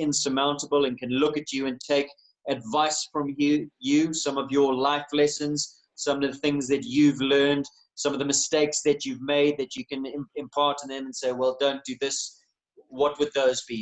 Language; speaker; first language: English; native; English